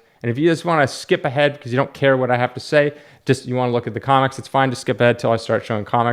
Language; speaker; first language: English; native; English